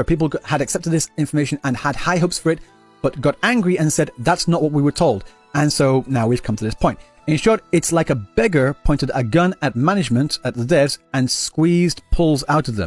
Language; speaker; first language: English; native; English